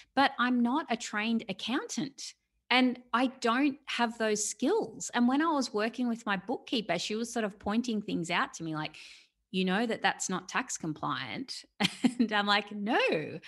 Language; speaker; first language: English; native; English